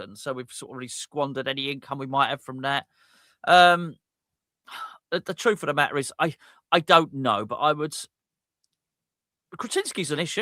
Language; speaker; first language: English; native; English